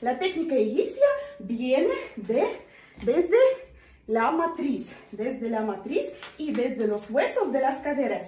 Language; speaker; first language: Spanish; non-native, learner; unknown